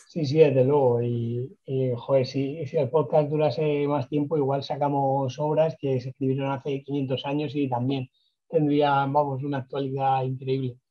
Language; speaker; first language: Spanish; native; Spanish